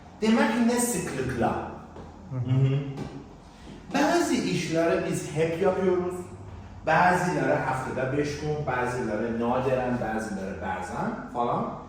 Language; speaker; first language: Turkish; non-native, learner; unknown